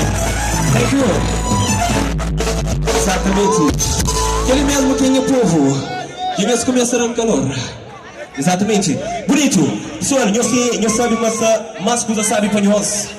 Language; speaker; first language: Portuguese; non-native, local second language; Kabuverdianu